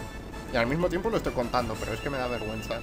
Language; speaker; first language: Spanish; native; Spanish